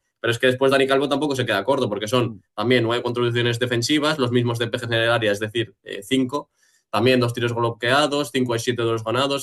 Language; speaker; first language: Spanish; native; Spanish